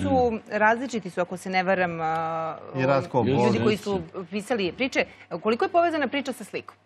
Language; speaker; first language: Serbian; native; Serbian